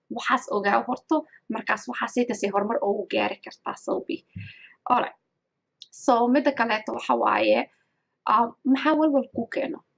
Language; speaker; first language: Somali; early bilingual, heritage; Somali